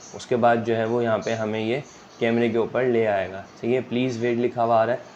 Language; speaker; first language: Urdu; native; Urdu